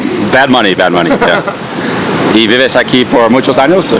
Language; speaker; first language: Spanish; non-native, learner; English